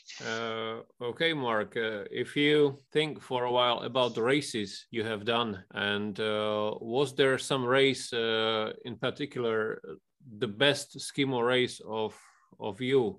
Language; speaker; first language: English; non-native, fluent; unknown